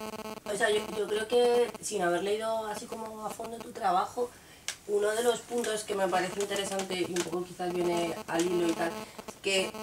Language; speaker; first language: Spanish; native; Spanish